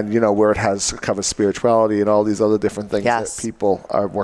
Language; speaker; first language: English; native; English